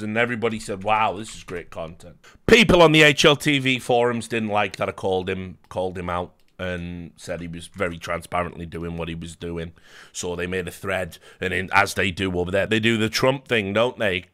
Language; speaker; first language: English; native; English